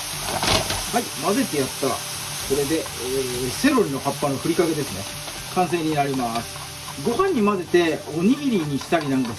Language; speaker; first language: Japanese; native; Japanese